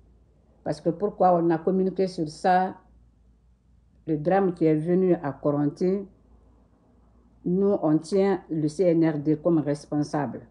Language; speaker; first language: French; non-native, local second language; Susu